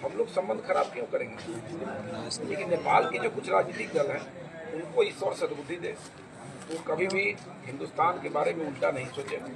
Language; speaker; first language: Hindi; native; Hindi